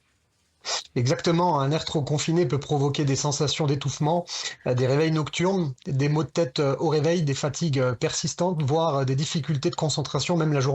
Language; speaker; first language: French; native; French